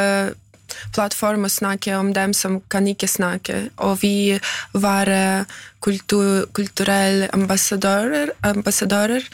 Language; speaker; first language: Swedish; non-native, learner; Ukrainian